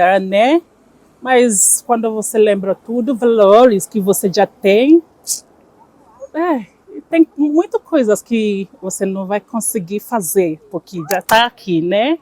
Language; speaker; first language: Portuguese; non-native, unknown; Igbo